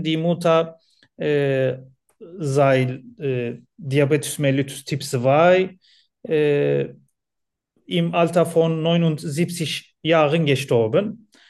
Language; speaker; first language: German; non-native, learner; Turkish